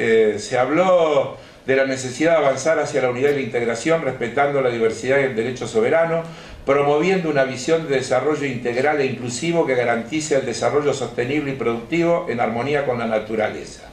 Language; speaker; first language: Spanish; native; Spanish